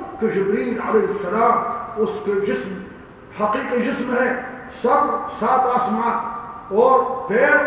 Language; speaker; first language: Urdu; non-native, learner; Arabic